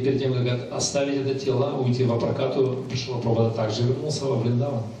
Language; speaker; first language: Russian; native; Russian